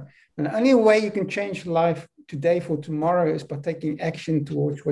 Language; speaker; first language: English; non-native, local second language; Afrikaans